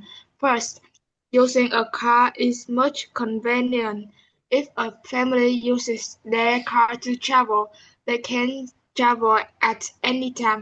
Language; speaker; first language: English; non-native, learner; Vietnamese